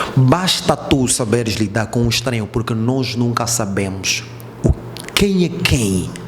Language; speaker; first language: Portuguese; native; Portuguese